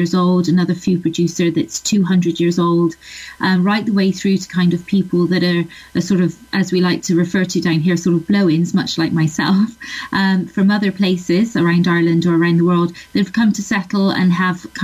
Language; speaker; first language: English; native; English